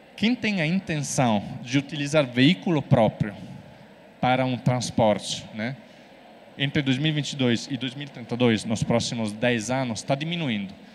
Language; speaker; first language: Portuguese; non-native, fluent; Italian